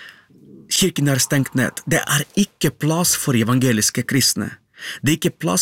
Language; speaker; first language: Norwegian; non-native, learner; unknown